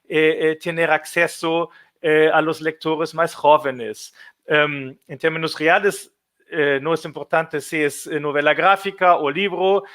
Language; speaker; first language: Spanish; non-native, fluent; German